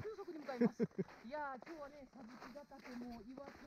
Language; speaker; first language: Japanese; native; Japanese